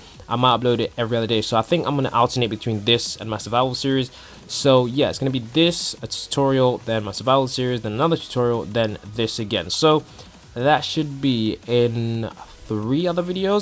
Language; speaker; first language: English; native; English